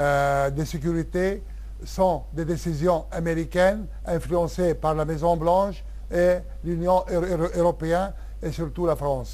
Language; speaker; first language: French; non-native, local second language; Arabic